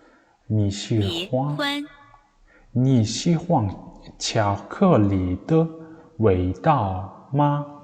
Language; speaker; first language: Chinese; non-native, fluent; Mongolian